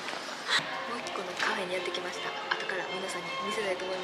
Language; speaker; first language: Japanese; native; Japanese